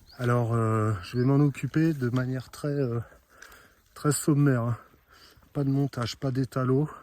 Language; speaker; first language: French; native; French